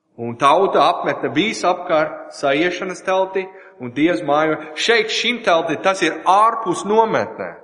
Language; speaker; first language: Latvian; non-native, learner; English